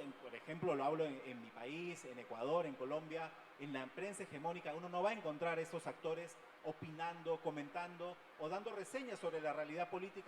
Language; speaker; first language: Spanish; native; Spanish